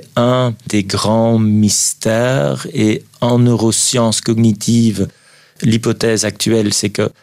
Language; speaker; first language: French; native; French